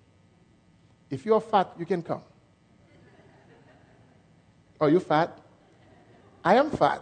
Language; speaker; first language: English; non-native, fluent; French